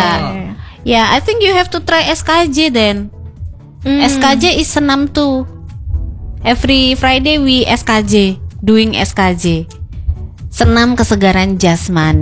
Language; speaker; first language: English; non-native, learner; Indonesian